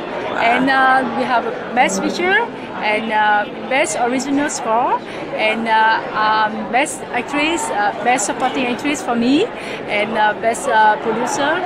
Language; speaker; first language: English; non-native, learner; Vietnamese